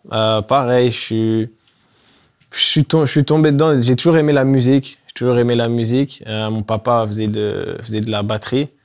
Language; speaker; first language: French; native; French